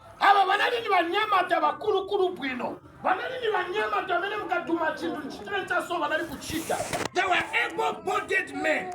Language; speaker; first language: Nyanja; non-native, local second language; Bemba